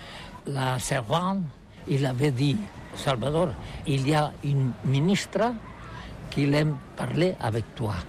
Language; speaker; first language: French; non-native, learner; Catalan